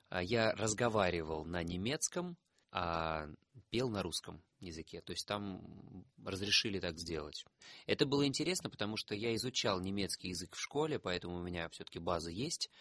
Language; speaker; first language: Russian; native; Russian